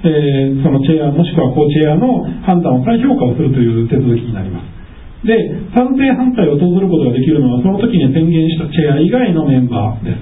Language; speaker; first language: Japanese; native; Japanese